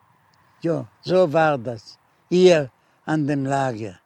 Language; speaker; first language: German; non-native, learner; Yiddish